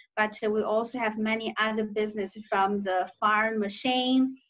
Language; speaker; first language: English; non-native, learner; Chinese